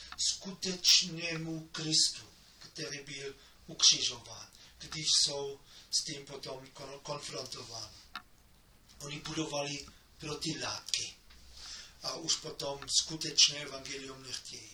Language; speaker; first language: Czech; non-native, fluent; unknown